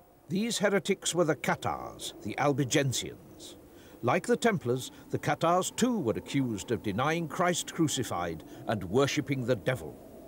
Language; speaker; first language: English; native; English